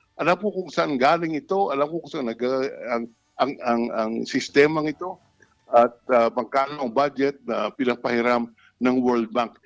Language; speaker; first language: Filipino; non-native, local second language; Hiligaynon